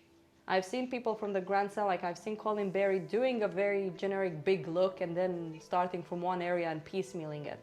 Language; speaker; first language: English; non-native, fluent; Romanian